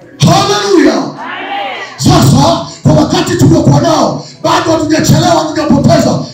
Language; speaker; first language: Swahili; native; Swahili